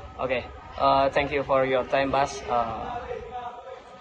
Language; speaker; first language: English; non-native, learner; Indonesian